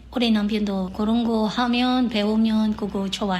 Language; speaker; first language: Korean; non-native, learner; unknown